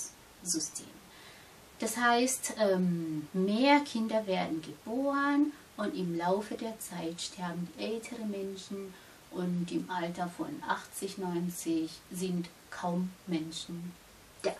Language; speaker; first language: German; non-native, fluent; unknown